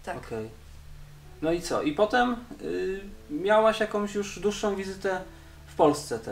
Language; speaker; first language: Polish; native; Polish